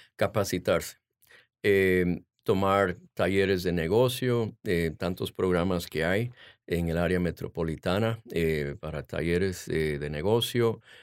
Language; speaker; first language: Spanish; early bilingual, heritage; Spanish